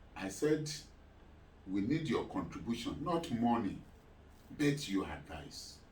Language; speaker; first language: English; non-native, local second language; Yoruba